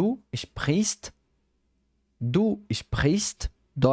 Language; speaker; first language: German; non-native, fluent; Portuguese